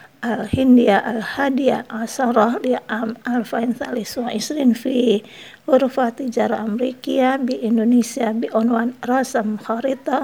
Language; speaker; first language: Arabic; non-native, fluent; Indonesian